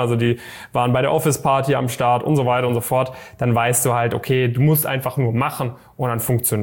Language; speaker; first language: German; native; German